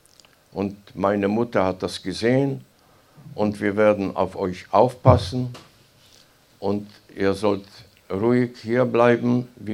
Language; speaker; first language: German; non-native, fluent; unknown